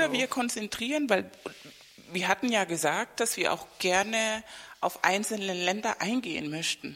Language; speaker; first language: German; non-native, fluent; Spanish